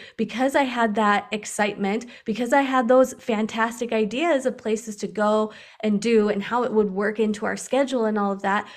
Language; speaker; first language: English; native; English